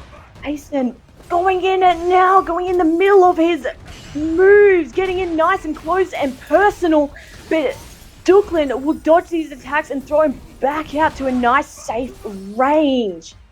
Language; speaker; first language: English; native; English